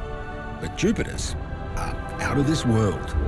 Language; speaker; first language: English; native; English